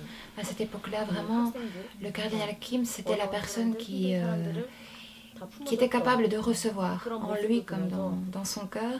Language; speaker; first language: French; non-native, fluent; Korean